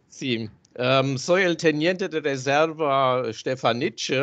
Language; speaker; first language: Spanish; non-native, fluent; German